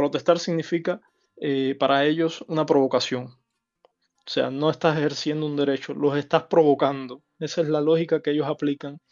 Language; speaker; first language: Spanish; native; Spanish